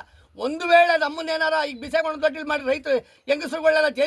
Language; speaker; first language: Kannada; native; Kannada